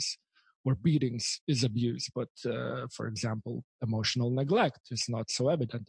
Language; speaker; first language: English; non-native, fluent; Lithuanian